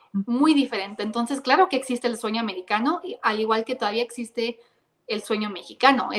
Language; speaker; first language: Spanish; early bilingual, heritage; Spanish